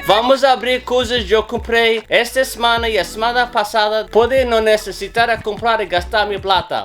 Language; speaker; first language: Spanish; non-native, learner; English